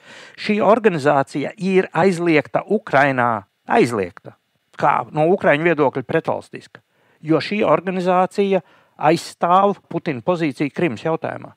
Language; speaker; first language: Latvian; native; Latvian